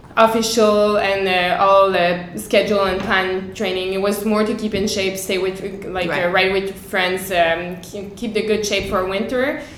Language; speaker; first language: English; native; English